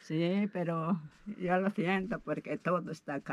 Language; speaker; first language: Spanish; non-native, local second language; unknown